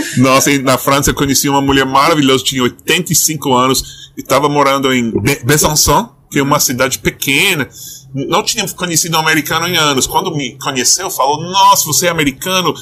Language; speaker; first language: Portuguese; non-native, fluent; English